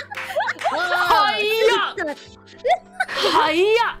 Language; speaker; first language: Japanese; non-native, fluent; English